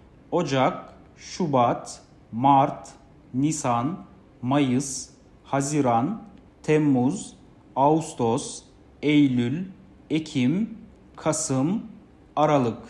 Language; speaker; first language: Turkish; non-native, fluent; Kazakh